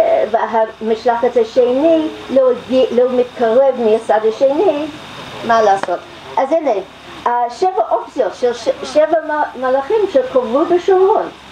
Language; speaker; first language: Hebrew; non-native, fluent; English